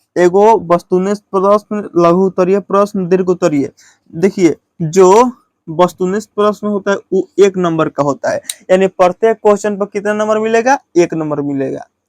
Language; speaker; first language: Hindi; native; Hindi